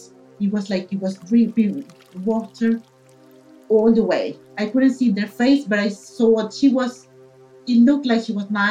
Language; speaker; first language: English; non-native, fluent; Spanish